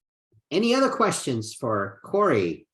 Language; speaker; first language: English; native; English